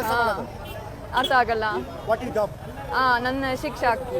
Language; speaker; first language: Kannada; non-native, learner; German